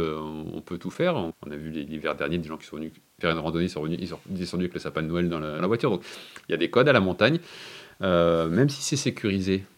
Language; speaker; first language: French; native; French